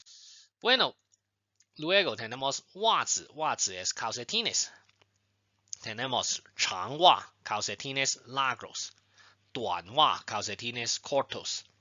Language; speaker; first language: Spanish; non-native, fluent; Chinese